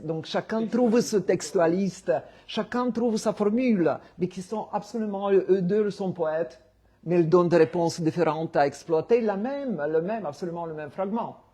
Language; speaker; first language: French; non-native, fluent; Romanian